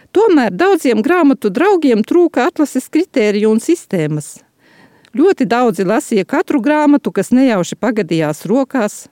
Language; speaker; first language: Latvian; native; Latvian